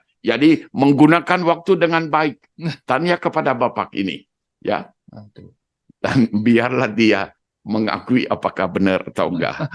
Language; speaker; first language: Indonesian; non-native, fluent; Dutch